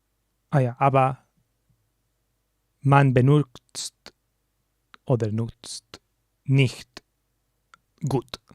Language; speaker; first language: German; non-native, learner; English